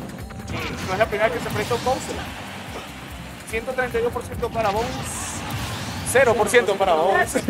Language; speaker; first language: Spanish; native; Spanish